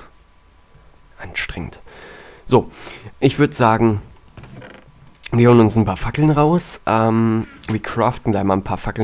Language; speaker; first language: German; native; German